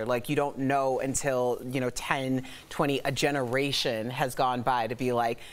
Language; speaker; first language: English; native; English